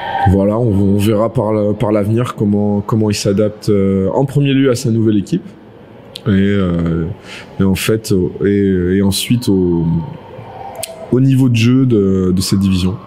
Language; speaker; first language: French; native; French